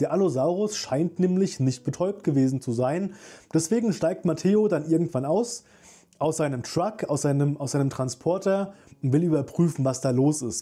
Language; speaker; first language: German; native; German